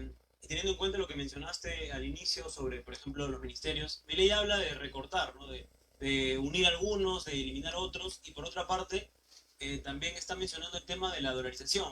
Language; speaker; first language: Spanish; native; Spanish